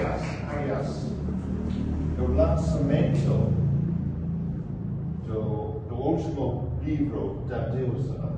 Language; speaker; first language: Portuguese; non-native, fluent; English